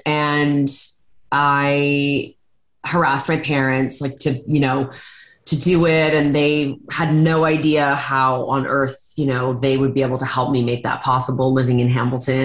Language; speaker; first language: English; native; English